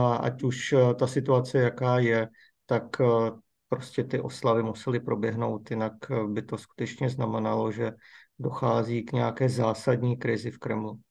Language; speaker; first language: Czech; native; Czech